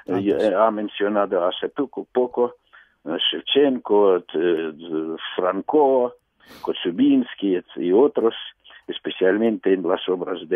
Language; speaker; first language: Spanish; non-native, fluent; Russian